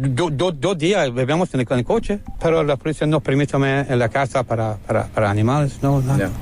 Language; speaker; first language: Spanish; non-native, learner; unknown